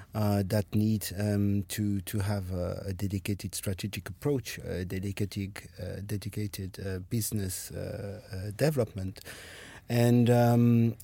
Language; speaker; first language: English; non-native, fluent; French